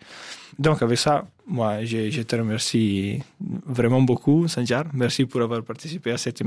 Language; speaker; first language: French; non-native, fluent; Italian